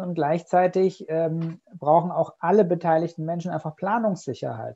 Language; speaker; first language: German; native; German